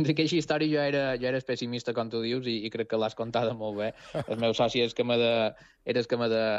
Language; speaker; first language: Catalan; native; Catalan